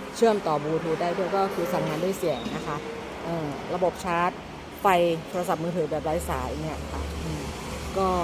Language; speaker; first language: Thai; native; Thai